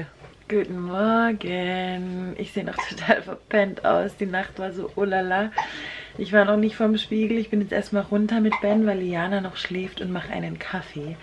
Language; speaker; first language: German; native; German